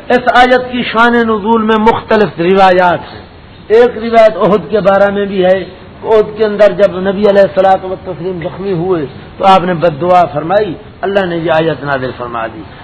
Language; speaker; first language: Urdu; non-native, local second language; Punjabi